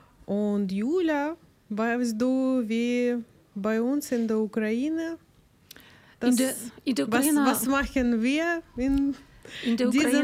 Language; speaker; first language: German; non-native, learner; Ukrainian